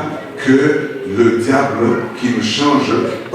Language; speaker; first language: French; non-native, local second language; Lingala